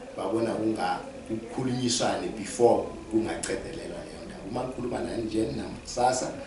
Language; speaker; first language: Zulu; non-native, local second language; Northern Sotho